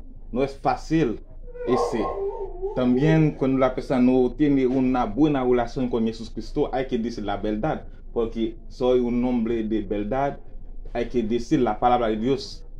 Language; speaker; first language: Spanish; non-native, learner; Haitian Creole